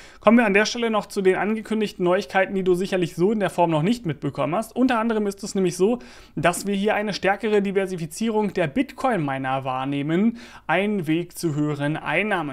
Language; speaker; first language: German; native; German